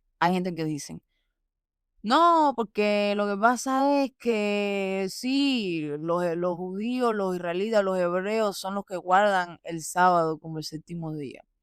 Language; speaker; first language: Spanish; early bilingual, heritage; Spanish